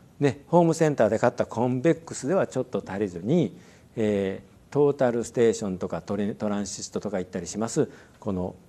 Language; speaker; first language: Japanese; native; Japanese